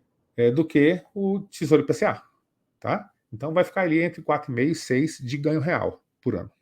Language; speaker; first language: Portuguese; native; Portuguese